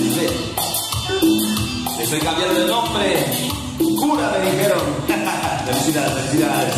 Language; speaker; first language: Spanish; native; Spanish